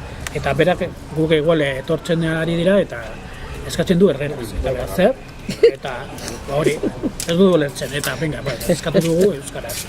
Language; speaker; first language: Basque; non-native, local second language; Spanish